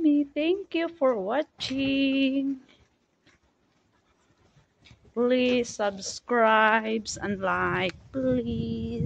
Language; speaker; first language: English; non-native, local second language; Filipino